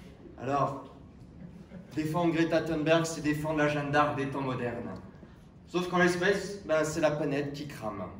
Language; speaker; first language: French; native; French